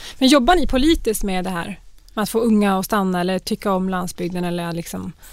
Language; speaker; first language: Swedish; native; Swedish